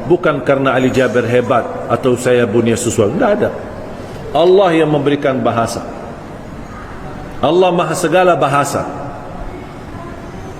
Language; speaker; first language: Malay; non-native, fluent; Arabic